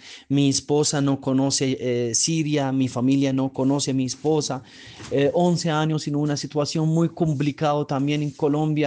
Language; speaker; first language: Spanish; non-native, fluent; Arabic